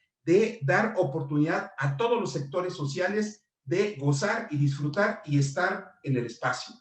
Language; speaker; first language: Spanish; native; Spanish